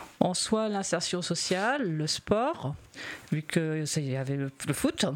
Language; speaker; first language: French; native; French